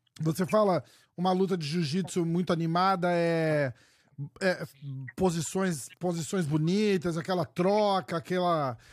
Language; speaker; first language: Portuguese; native; Portuguese